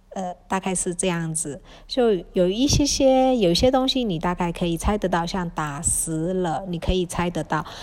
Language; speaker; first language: Chinese; early bilingual, heritage; Chinese